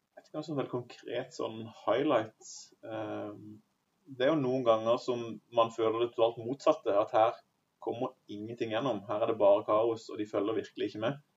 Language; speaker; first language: Norwegian; native; Norwegian